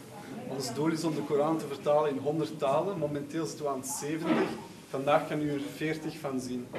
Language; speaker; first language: Dutch; early bilingual, other home language; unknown